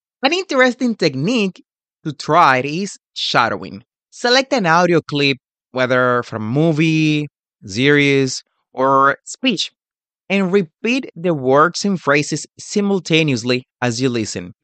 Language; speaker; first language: English; non-native, fluent; Spanish